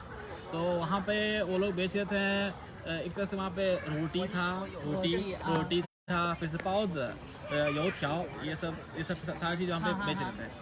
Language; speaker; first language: Hindi; native; Hindi